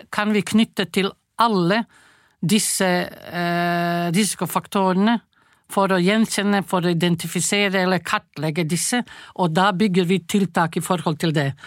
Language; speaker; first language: Norwegian; non-native, fluent; Croatian